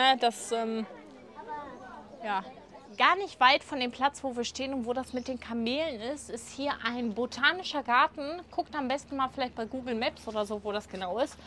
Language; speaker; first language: German; native; German